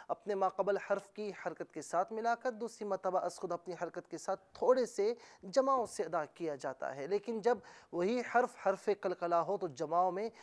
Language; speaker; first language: Urdu; native; Urdu